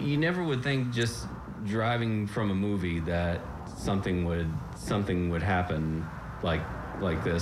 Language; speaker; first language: English; native; English